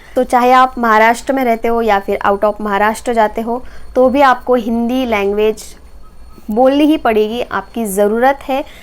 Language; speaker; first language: Hindi; non-native, local second language; Marathi